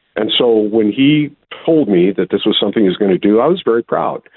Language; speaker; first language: English; native; English